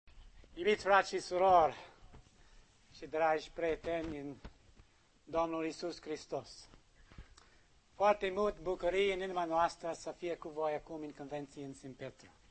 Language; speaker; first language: Romanian; non-native, learner; English